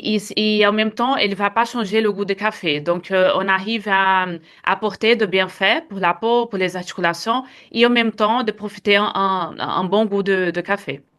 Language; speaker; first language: French; non-native, fluent; Portuguese